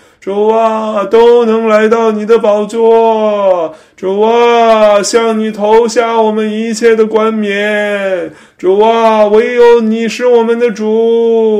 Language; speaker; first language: Chinese; native; Chinese